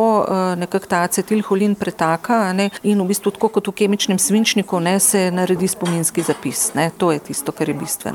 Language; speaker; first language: Slovenian; native; Slovenian